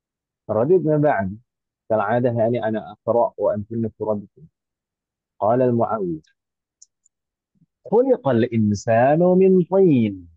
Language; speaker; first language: Arabic; non-native, fluent; Indonesian